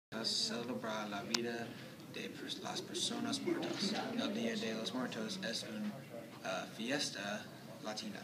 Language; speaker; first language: Spanish; non-native, learner; English